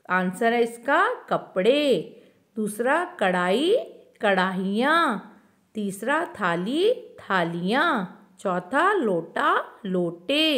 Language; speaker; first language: Hindi; non-native, local second language; Kannada